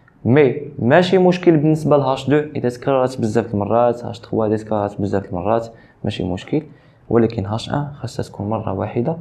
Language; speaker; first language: Arabic; native; Arabic